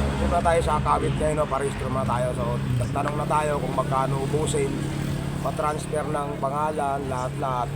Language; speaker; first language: Filipino; non-native, local second language; Cebuano